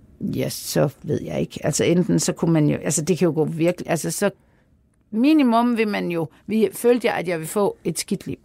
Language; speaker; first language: Danish; native; Danish